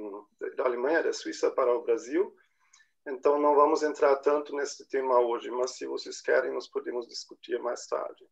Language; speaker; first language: Portuguese; non-native, fluent; German